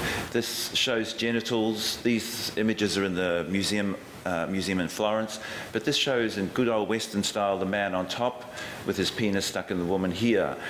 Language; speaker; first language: English; native; English